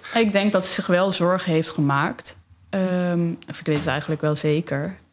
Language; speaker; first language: Dutch; native; Dutch